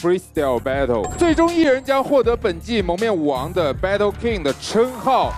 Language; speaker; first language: Chinese; native; Chinese